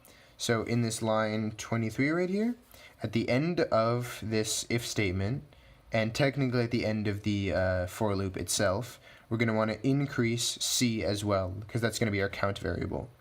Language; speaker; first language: English; native; English